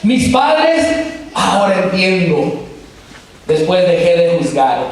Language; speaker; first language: Spanish; early bilingual, heritage; Spanish